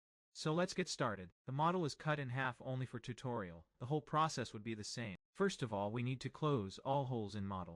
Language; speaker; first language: English; non-native, fluent; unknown